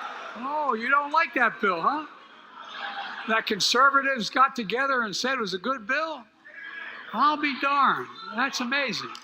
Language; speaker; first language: English; native; English